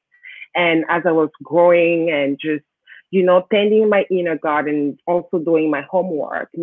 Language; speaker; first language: English; non-native, local second language; French